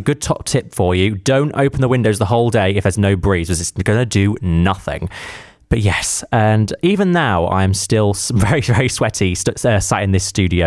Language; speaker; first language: English; native; English